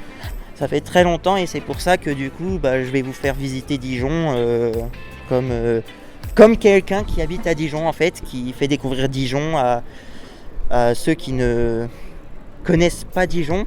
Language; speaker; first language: French; native; French